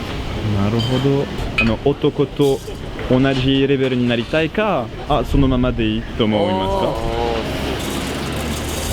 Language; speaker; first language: Japanese; non-native, learner; French